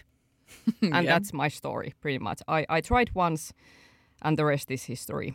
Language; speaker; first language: English; non-native, fluent; Finnish